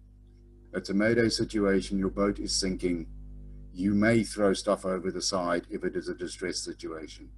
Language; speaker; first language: English; native; English